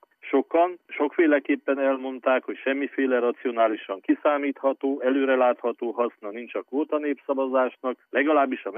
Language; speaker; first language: Hungarian; native; Hungarian